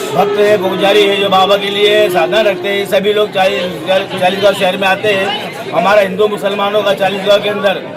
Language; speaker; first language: Hindi; non-native, local second language; Urdu